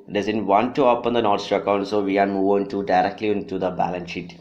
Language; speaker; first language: English; non-native, local second language; Malayalam